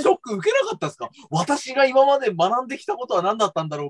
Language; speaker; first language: Japanese; native; Japanese